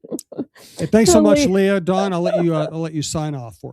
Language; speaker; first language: English; native; English